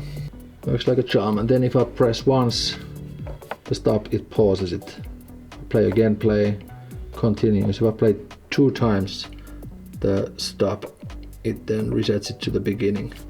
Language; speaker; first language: English; non-native, fluent; Finnish